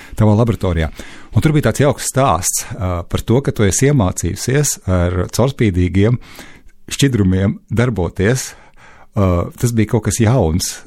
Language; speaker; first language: Latvian; native; Latvian